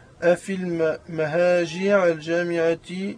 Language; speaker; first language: Arabic; non-native, learner; French